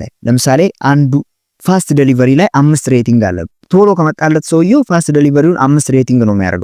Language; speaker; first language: Amharic; native; Amharic